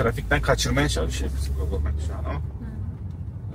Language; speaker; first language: Turkish; native; Turkish